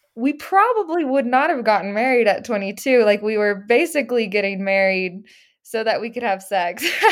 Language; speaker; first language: English; native; English